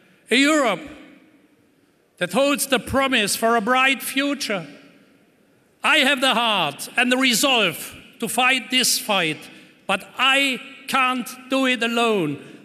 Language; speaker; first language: English; non-native, fluent; German